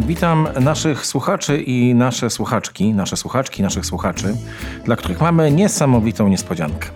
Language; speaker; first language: Polish; native; Polish